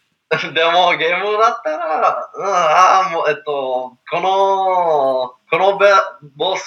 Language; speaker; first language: Japanese; non-native, learner; English